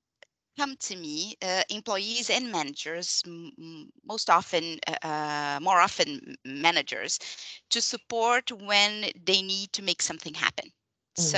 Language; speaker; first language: English; non-native, fluent; Portuguese